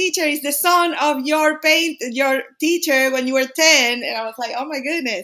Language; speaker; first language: English; non-native, fluent; Spanish